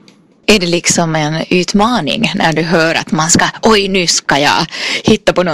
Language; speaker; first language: Swedish; non-native, fluent; Finnish